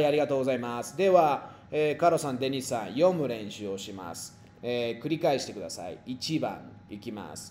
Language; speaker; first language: Japanese; non-native, fluent; Spanish